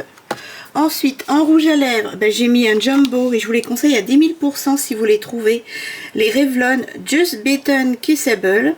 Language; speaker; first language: French; native; French